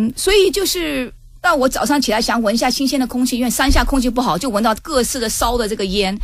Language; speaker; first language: Chinese; early bilingual, heritage; Chinese